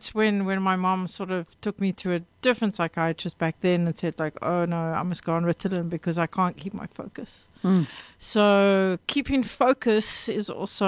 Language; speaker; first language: English; native; English